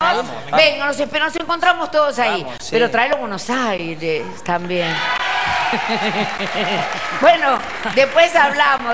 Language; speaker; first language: Spanish; native; Spanish